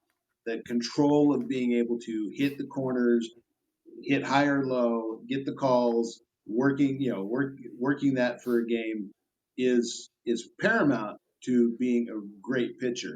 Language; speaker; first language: English; native; English